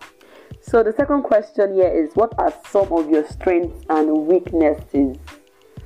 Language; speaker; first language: English; non-native, local second language; Yoruba